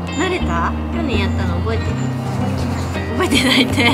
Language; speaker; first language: Japanese; native; Japanese